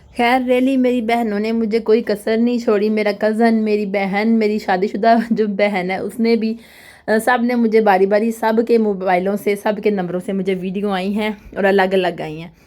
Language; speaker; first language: Urdu; non-native, local second language; Punjabi